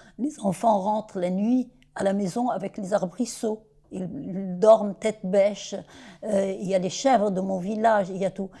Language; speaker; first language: French; non-native, local second language; Arabic